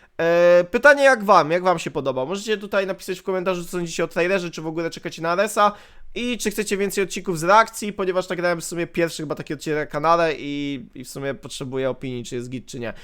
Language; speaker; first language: Polish; native; Polish